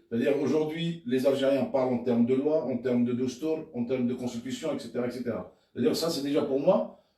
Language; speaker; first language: French; non-native, local second language; Arabic